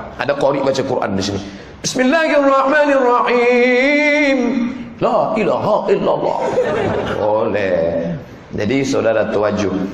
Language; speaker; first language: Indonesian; native; Indonesian